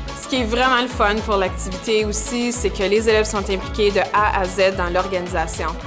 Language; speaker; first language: French; native; French